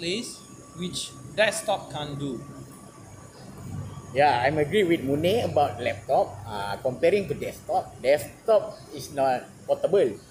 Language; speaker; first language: English; non-native, learner; Malay